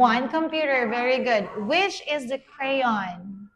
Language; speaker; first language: English; non-native, fluent; Vietnamese